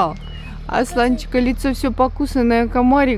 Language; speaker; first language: Russian; native; Russian